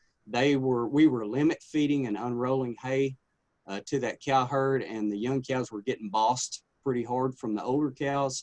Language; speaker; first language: English; native; English